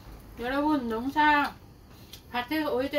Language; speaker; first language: Korean; non-native, learner; Vietnamese